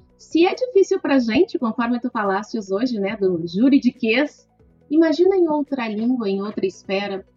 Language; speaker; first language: Portuguese; native; Portuguese